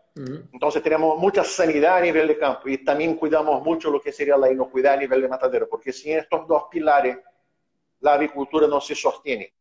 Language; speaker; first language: Spanish; non-native, fluent; Portuguese